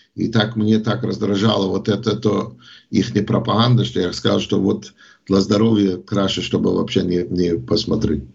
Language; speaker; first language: Ukrainian; non-native, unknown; English